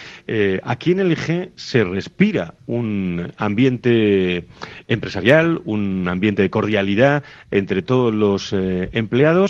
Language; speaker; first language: Spanish; native; Spanish